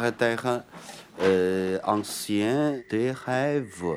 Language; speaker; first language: French; non-native, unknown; Chinese